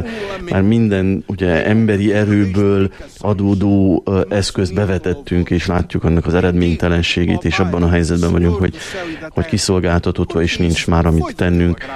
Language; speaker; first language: Hungarian; native; Hungarian